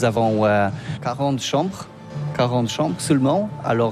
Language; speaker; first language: French; non-native, learner; Polish